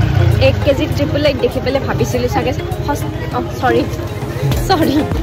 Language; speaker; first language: Hindi; non-native, local second language; Assamese